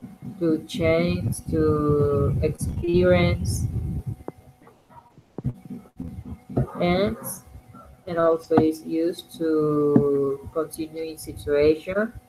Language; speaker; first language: English; non-native, learner; Spanish